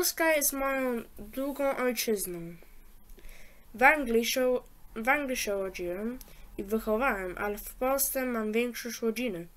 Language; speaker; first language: Polish; early bilingual, heritage; Polish